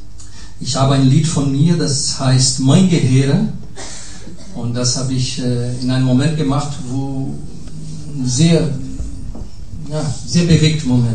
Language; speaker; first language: German; non-native, fluent; Portuguese